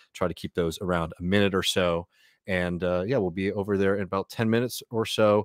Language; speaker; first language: English; native; English